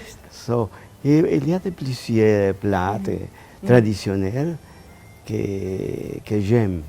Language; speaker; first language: French; non-native, fluent; Spanish